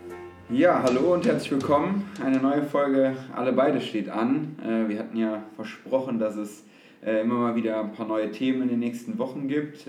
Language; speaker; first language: German; native; German